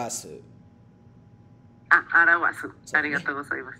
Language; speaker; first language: Japanese; non-native, learner; Spanish